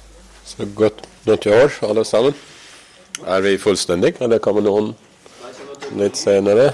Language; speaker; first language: Norwegian; non-native, fluent; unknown